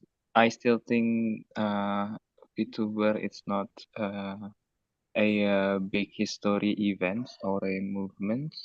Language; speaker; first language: English; non-native, learner; Indonesian